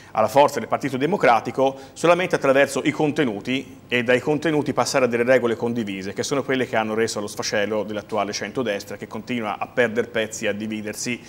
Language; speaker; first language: Italian; native; Italian